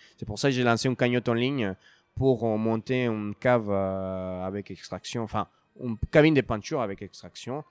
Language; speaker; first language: French; non-native, fluent; Spanish